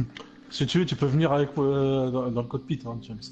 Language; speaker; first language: French; native; French